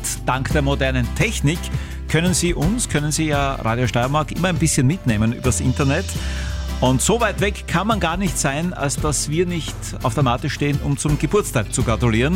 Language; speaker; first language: German; native; German